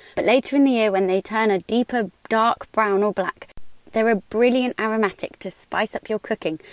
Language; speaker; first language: English; native; English